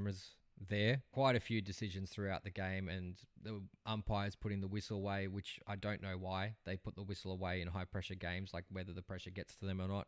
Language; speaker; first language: English; native; English